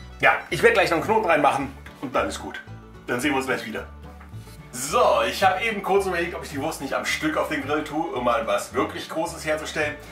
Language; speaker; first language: German; native; German